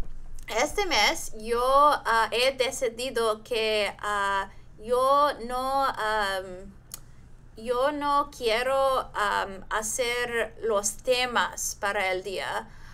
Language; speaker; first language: Spanish; non-native, learner; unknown